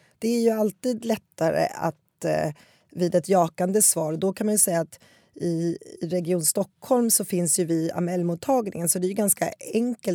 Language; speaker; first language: Swedish; native; Swedish